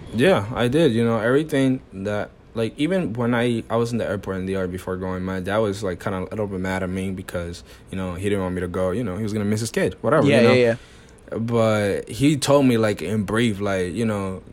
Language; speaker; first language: English; non-native, fluent; Spanish